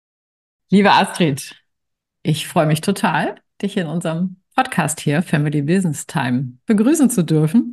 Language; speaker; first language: German; native; German